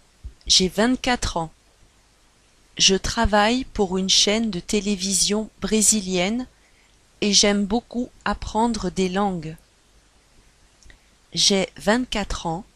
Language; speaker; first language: French; non-native, learner; Portuguese